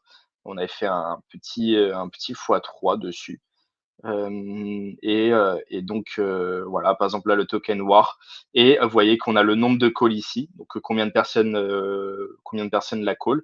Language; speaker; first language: French; native; French